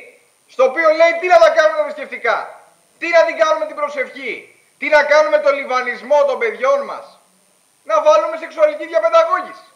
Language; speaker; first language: Greek; native; Greek